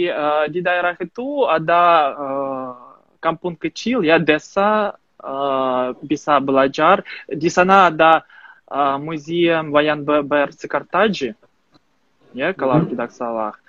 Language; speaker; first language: Indonesian; non-native, fluent; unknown